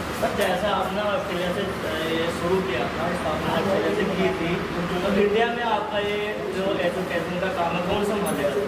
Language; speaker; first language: Hindi; native; Hindi